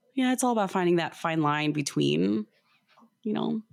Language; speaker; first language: English; early bilingual, other home language; Filipino